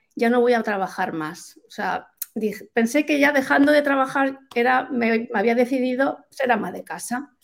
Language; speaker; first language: Spanish; native; Spanish